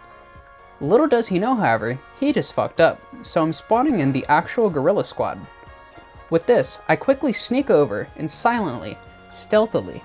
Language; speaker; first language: English; native; English